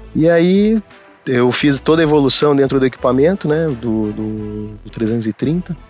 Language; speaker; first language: Portuguese; native; Portuguese